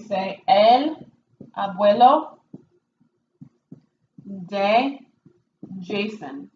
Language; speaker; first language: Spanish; non-native, fluent; English